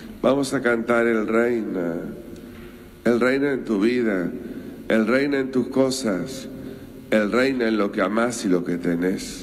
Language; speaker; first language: Spanish; native; Spanish